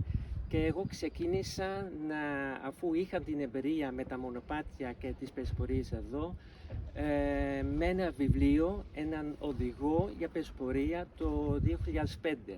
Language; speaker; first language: Greek; non-native, fluent; Dutch